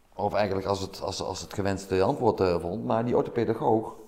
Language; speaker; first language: Dutch; native; Dutch